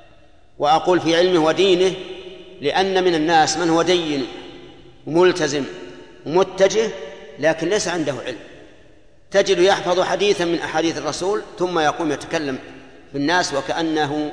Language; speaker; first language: Arabic; native; Arabic